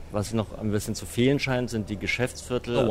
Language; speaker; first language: German; native; German